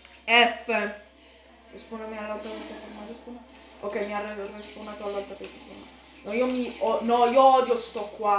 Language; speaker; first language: Italian; native; Italian